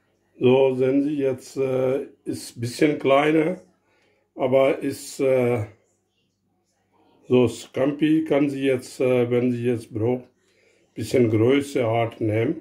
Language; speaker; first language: German; non-native, fluent; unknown